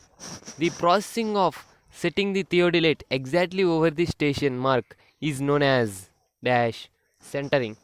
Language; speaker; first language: English; non-native, local second language; Telugu